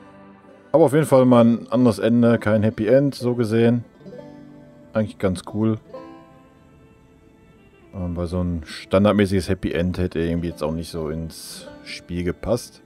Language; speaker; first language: German; native; German